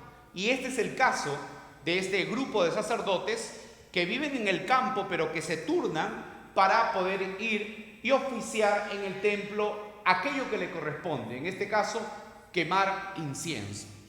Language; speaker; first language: Spanish; native; Spanish